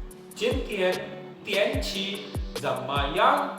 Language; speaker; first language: Chinese; non-native, learner; Urdu